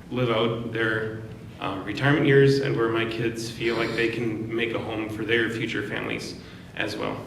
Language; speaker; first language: English; native; English